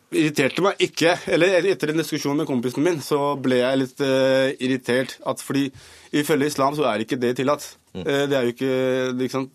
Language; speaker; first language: Norwegian; early bilingual, other home language; Urdu